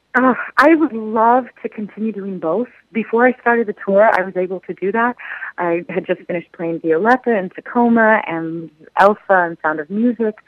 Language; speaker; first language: English; native; English